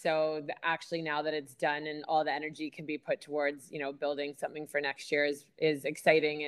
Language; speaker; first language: English; native; English